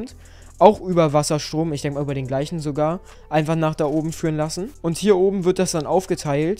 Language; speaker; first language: German; native; German